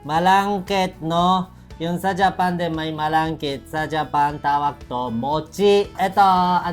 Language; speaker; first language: Filipino; non-native, learner; Japanese